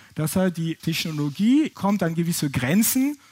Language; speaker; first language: German; non-native, fluent; French